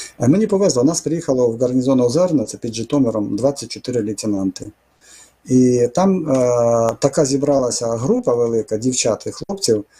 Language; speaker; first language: Ukrainian; non-native, fluent; Russian